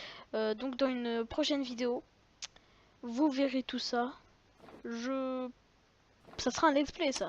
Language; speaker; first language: French; native; French